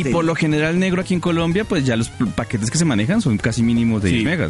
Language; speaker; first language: Spanish; native; Spanish